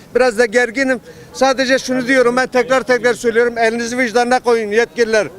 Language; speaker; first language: Turkish; native; Turkish